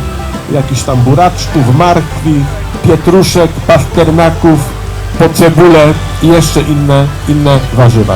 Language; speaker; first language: Polish; native; Polish